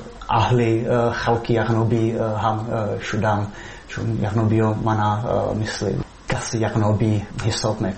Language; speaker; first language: Persian; non-native, fluent; Czech